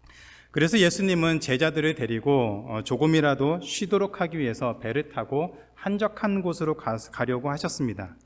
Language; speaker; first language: Korean; native; Korean